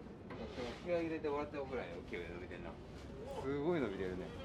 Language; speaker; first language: Japanese; native; Japanese